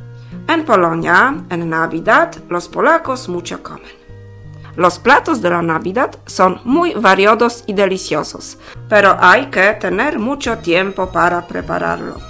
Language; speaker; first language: Spanish; non-native, learner; Polish